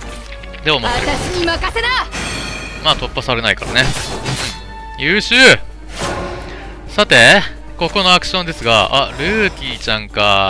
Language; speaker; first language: Japanese; native; Japanese